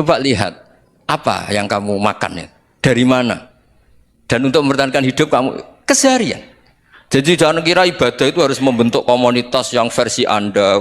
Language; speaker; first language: Indonesian; non-native, local second language; Javanese